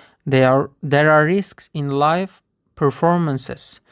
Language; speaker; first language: English; non-native, fluent; Turkish